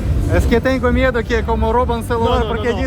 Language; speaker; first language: Spanish; non-native, learner; Russian